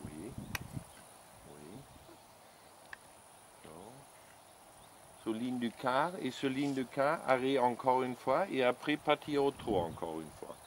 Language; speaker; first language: French; non-native, learner; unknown